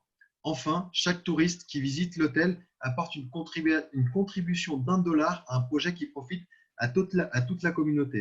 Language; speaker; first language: French; native; French